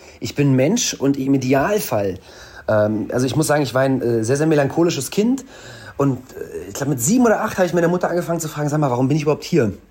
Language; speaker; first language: German; early bilingual, other home language; Russian